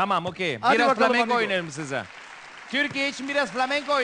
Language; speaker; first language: Turkish; non-native, learner; Spanish